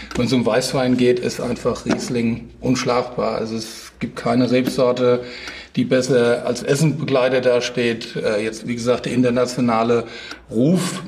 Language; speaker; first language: German; native; German